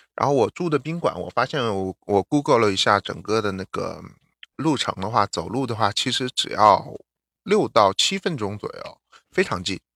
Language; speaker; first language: Chinese; native; Chinese